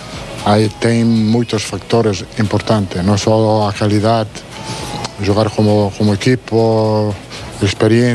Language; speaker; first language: Portuguese; non-native, learner; Italian